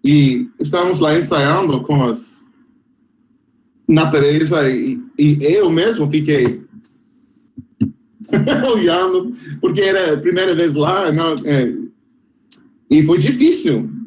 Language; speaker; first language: Portuguese; non-native, fluent; English